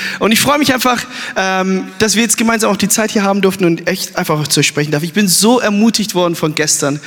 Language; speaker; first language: German; early bilingual, other home language; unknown